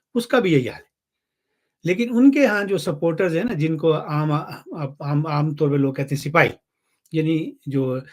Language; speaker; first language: Urdu; non-native, local second language; Punjabi